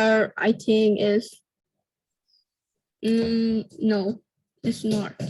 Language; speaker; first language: English; non-native, learner; Vietnamese